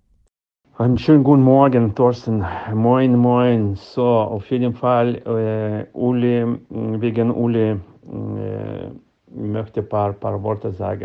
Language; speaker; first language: German; non-native, learner; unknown